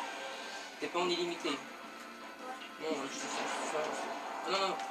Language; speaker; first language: French; native; French